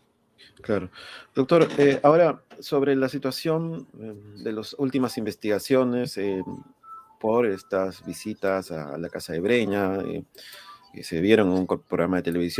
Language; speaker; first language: Spanish; native; Spanish